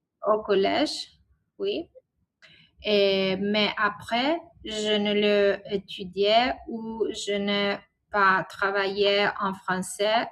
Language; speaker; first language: French; non-native, learner; Italian